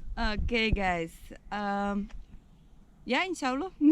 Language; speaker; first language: Indonesian; non-native, learner; Czech